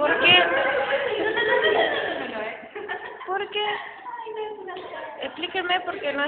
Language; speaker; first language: Spanish; native; Spanish